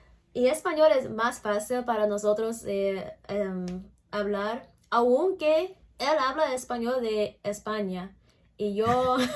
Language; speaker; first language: Spanish; non-native, learner; English